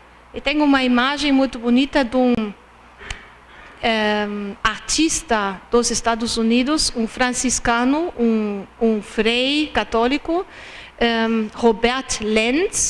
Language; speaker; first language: Portuguese; non-native, fluent; German